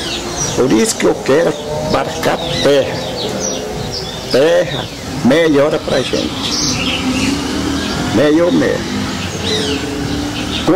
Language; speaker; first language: Portuguese; non-native, local second language; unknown